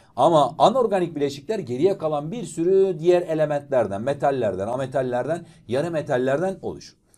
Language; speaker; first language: Turkish; native; Turkish